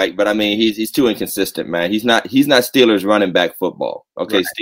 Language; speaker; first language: English; native; English